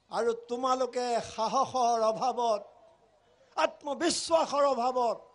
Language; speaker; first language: Assamese; native; Assamese